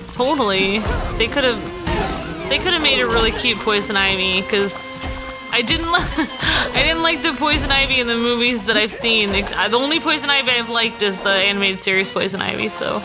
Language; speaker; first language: English; native; English